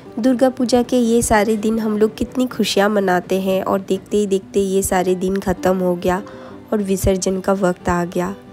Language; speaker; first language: Hindi; non-native, local second language; Bangla